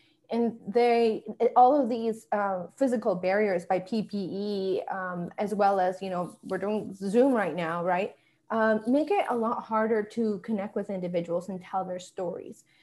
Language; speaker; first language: English; early bilingual, other home language; Spanish